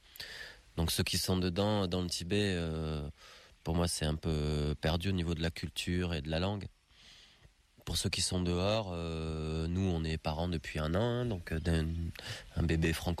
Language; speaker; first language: French; native; French